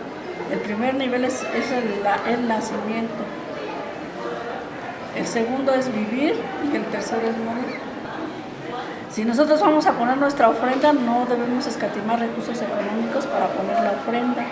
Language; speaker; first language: Spanish; native; Spanish